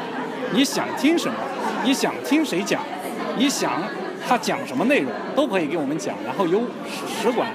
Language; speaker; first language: Chinese; native; Chinese